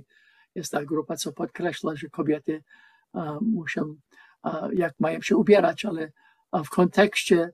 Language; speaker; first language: Polish; non-native, learner; English